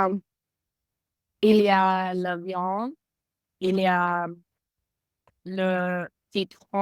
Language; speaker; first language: French; non-native, learner; Spanish